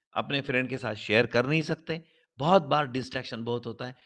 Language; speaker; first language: Hindi; non-native, local second language; Marathi